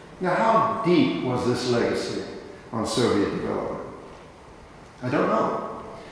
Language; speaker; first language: English; native; English